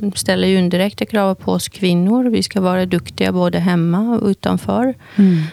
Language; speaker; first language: Swedish; early bilingual, other home language; Turkish